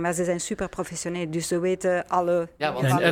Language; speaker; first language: Dutch; non-native, learner; French